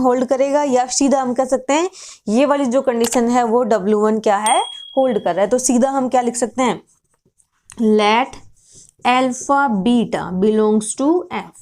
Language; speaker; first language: Hindi; native; Hindi